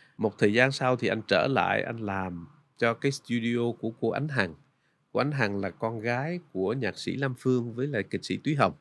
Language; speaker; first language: Vietnamese; native; Vietnamese